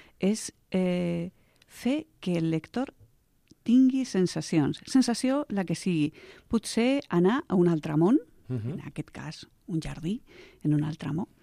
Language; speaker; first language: Catalan; non-native, local second language; Spanish